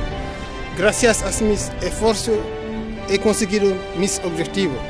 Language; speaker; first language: Spanish; non-native, fluent; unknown